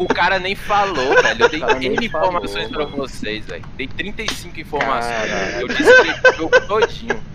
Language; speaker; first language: Portuguese; native; Portuguese